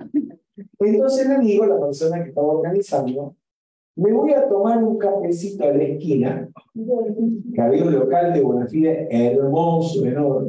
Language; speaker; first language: Spanish; native; Spanish